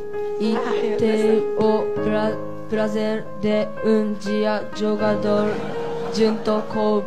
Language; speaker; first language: Portuguese; non-native, learner; Spanish